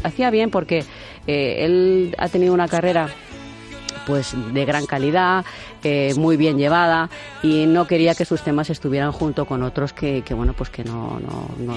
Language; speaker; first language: Spanish; native; Spanish